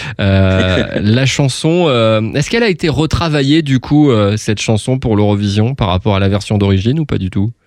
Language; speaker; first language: French; native; French